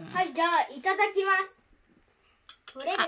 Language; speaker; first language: Japanese; early bilingual, other home language; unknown